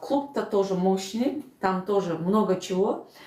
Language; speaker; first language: Russian; non-native, local second language; Kazakh